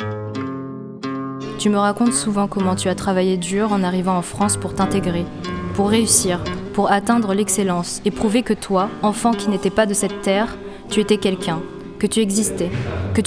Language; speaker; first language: French; native; French